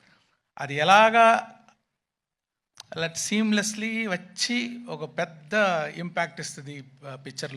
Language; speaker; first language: Telugu; non-native, fluent; Tamil